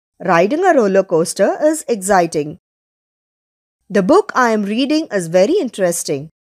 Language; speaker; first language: English; non-native, local second language; Tamil